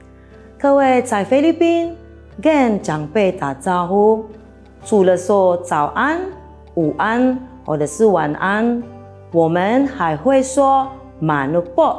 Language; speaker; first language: Chinese; non-native, fluent; Filipino